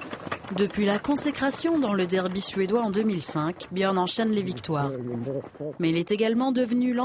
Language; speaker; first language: French; native; French